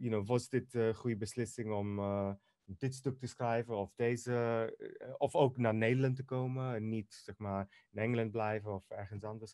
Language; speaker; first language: Dutch; non-native, fluent; Greek